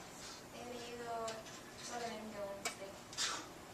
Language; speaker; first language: Spanish; non-native, learner; English